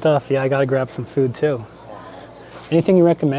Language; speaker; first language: English; native; English